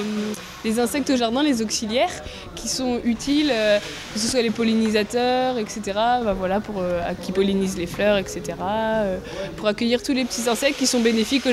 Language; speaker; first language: French; native; French